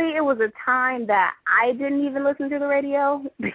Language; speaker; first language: English; native; English